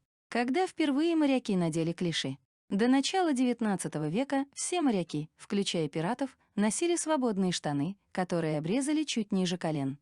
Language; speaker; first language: Russian; native; Russian